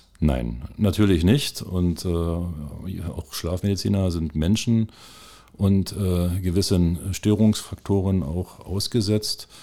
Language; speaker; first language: German; native; German